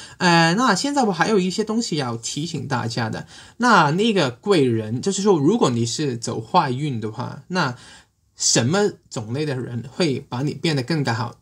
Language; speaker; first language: Chinese; non-native, local second language; Cantonese